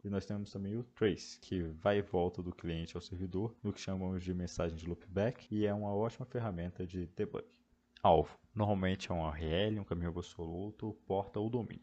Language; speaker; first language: Portuguese; native; Portuguese